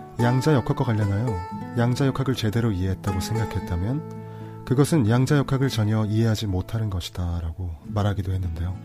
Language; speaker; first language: Korean; native; Korean